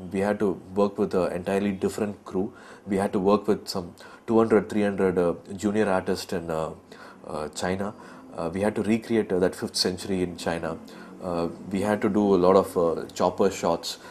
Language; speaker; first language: English; non-native, local second language; Tamil